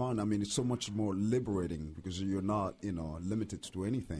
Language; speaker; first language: English; non-native, fluent; French